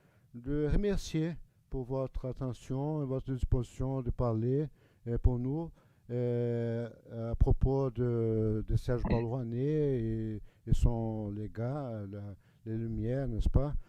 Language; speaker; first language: French; non-native, fluent; Portuguese